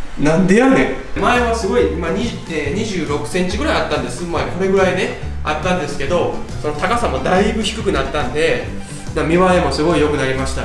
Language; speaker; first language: Japanese; native; Japanese